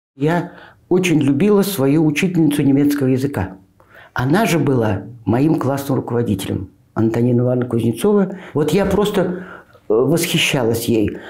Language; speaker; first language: Russian; native; Russian